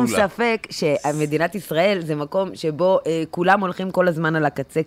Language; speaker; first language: Hebrew; native; Hebrew